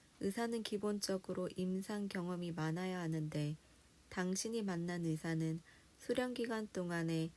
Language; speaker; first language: Korean; native; Korean